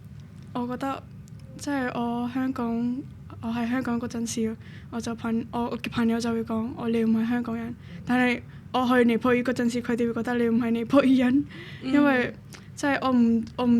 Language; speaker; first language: Cantonese; early bilingual, other home language; Nepali